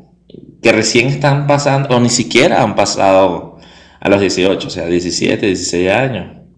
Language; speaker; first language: Spanish; native; Spanish